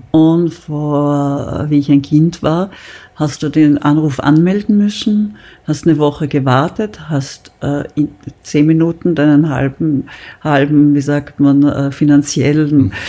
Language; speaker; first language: German; native; German